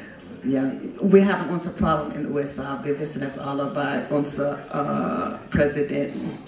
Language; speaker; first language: German; non-native, fluent; English